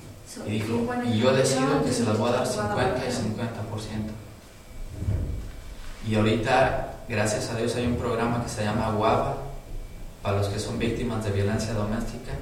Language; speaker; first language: Spanish; native; Spanish